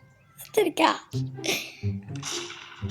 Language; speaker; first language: Arabic; native; Arabic